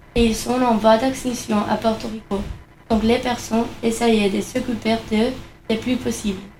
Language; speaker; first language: French; non-native, learner; Spanish